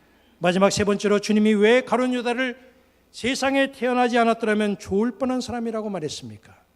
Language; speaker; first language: Korean; native; Korean